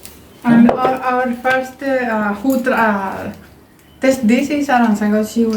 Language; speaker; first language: English; non-native, learner; Spanish